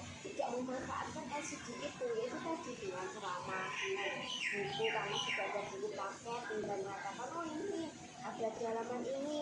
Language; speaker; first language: Indonesian; native; Indonesian